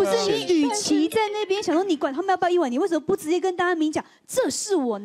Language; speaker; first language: Chinese; native; Chinese